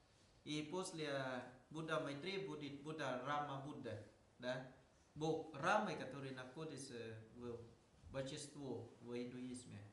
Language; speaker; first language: Russian; non-native, learner; Thai